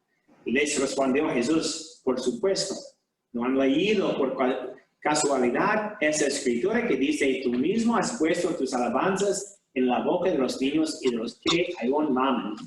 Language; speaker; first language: Spanish; non-native, fluent; English